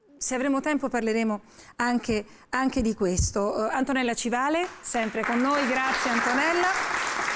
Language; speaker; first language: Italian; native; Italian